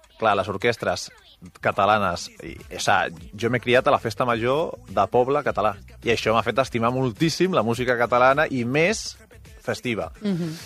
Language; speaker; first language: Catalan; non-native, local second language; Spanish